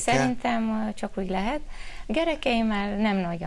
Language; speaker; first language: Hungarian; non-native, fluent; Romanian